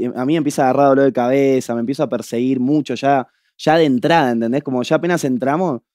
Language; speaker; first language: Spanish; native; Spanish